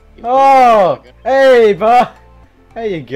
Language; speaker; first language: English; native; English